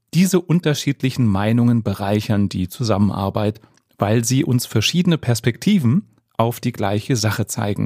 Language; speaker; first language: German; native; German